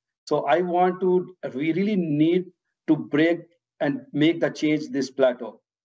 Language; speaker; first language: English; non-native, local second language; Urdu